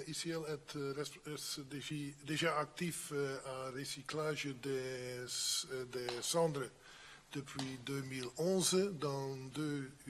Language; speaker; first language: French; non-native, fluent; Dutch